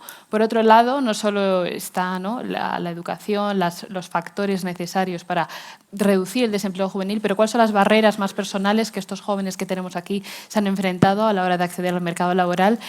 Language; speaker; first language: Spanish; native; Spanish